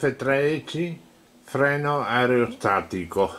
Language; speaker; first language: Italian; native; Italian